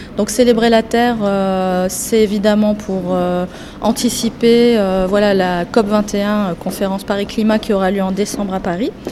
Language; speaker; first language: French; native; French